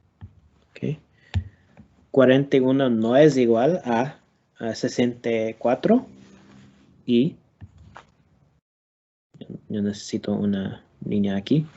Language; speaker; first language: Spanish; non-native, learner; English